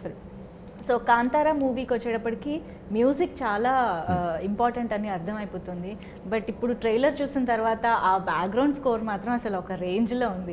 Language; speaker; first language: Telugu; native; Telugu